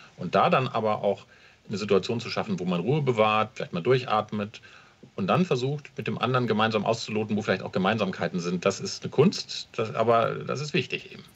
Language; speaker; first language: German; native; German